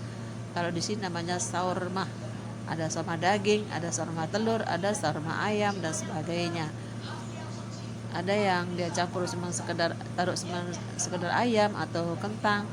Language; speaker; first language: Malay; non-native, local second language; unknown